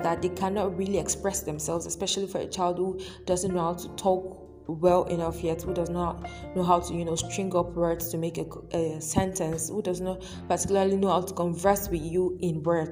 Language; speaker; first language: English; non-native, local second language; Yoruba